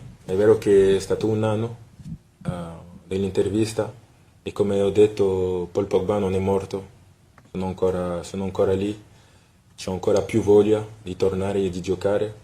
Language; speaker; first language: Italian; non-native, fluent; French